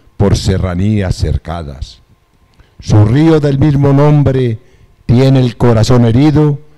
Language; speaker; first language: Spanish; native; Spanish